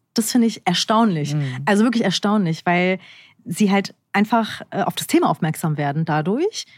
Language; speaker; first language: German; early bilingual, other home language; Turkish